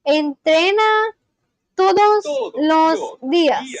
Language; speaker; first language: Spanish; non-native, learner; Bangla